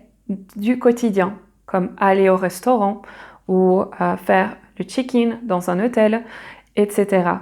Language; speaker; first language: French; native; French